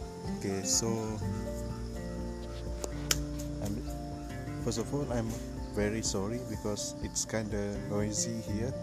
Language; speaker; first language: English; non-native, local second language; Malay